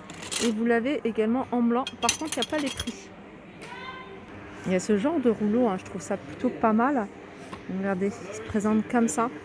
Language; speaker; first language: French; native; French